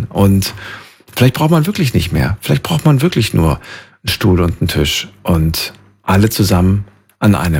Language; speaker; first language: German; native; German